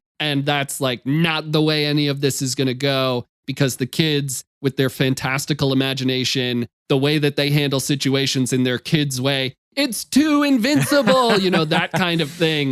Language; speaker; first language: English; native; English